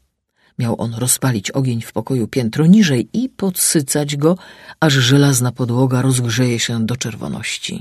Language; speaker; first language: Polish; native; Polish